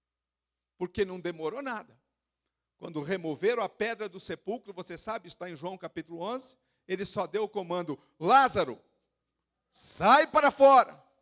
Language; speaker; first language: Portuguese; native; Portuguese